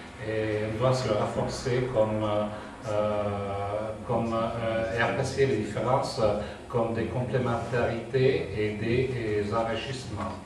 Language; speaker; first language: French; non-native, fluent; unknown